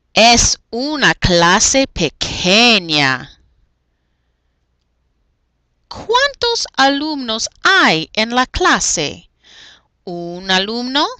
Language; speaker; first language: Spanish; non-native, fluent; English